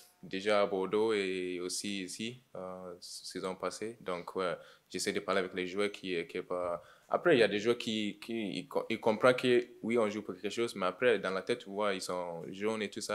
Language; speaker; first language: French; non-native, learner; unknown